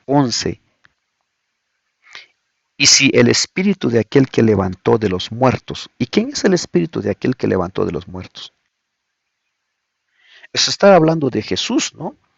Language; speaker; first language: Spanish; native; Spanish